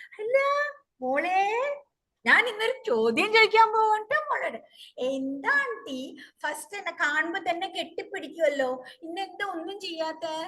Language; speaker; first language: Malayalam; early bilingual, heritage; Malayalam